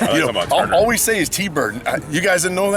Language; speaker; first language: English; native; English